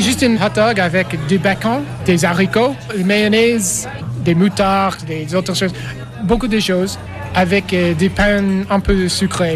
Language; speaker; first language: French; non-native, learner; English